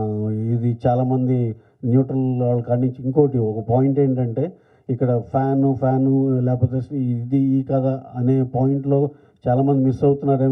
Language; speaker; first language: Telugu; native; Telugu